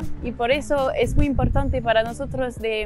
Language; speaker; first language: Spanish; non-native, learner; French